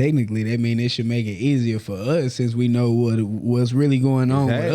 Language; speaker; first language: English; native; English